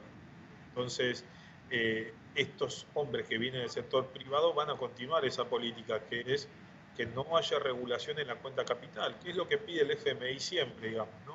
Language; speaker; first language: Spanish; native; Spanish